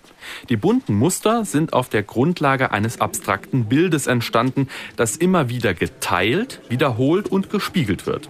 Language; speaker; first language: German; native; German